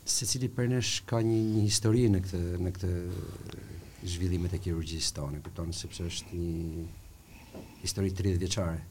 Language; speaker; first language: Albanian; native; Albanian